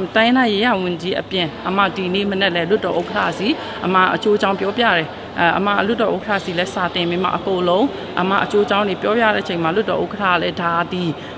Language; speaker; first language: Burmese; non-native, local second language; Shwe Palaung